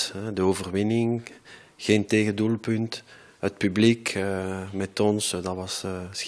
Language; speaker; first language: Dutch; non-native, local second language; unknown